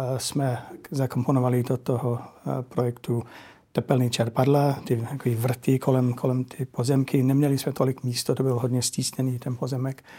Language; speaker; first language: Czech; non-native, fluent; English